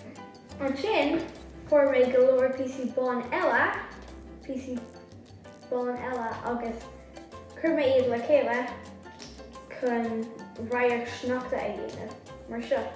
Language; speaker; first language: Irish; non-native, local second language; English